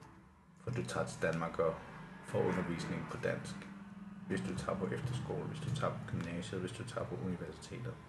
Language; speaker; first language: Danish; non-native, local second language; Kalaallisut